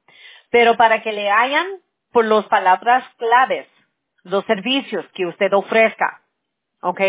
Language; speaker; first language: Spanish; early bilingual, heritage; Spanish